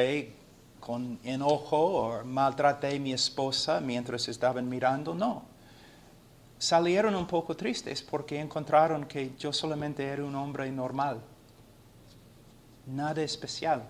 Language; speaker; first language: Spanish; non-native, fluent; English